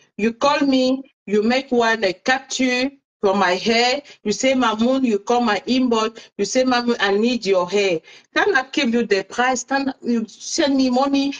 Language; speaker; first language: English; non-native, local second language; French